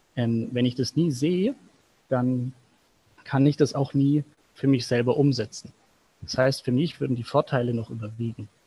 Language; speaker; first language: German; native; German